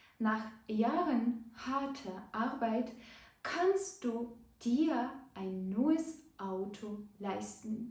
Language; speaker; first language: German; non-native, fluent; Ukrainian